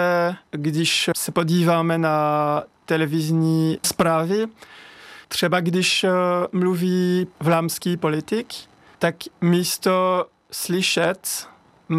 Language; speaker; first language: Czech; non-native, fluent; French